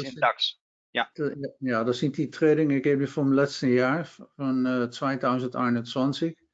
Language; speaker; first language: German; non-native, learner; Dutch